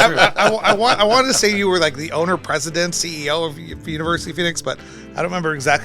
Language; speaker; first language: English; native; English